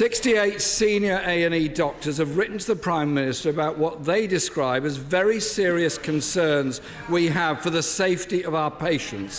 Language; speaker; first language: English; native; English